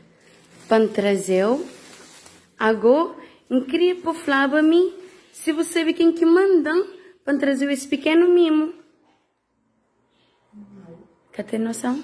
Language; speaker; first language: Portuguese; non-native, local second language; Kabuverdianu